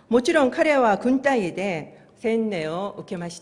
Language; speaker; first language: Japanese; non-native, fluent; Korean